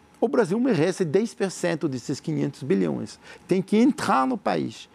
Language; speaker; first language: Portuguese; non-native, fluent; French